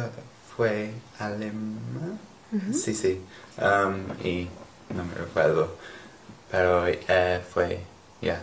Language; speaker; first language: Spanish; non-native, learner; English